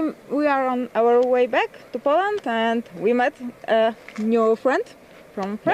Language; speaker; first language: English; non-native, learner; Polish